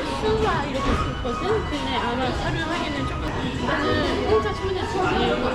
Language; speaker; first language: Korean; non-native, learner; French